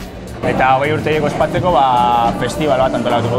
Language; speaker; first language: Basque; native; Basque